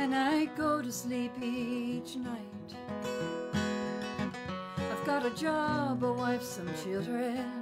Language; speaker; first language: English; native; English